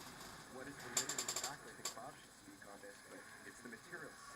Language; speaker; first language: English; native; English